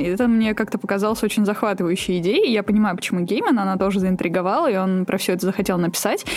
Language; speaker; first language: Russian; native; Russian